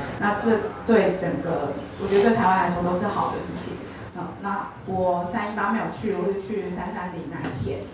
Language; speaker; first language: Chinese; native; Chinese